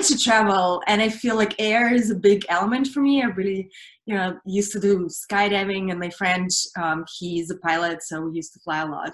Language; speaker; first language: English; non-native, fluent; Russian